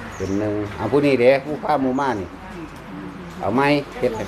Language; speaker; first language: Thai; non-native, local second language; Northeastern Thai